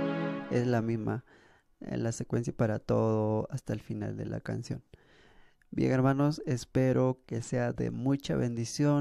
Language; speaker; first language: Spanish; native; Spanish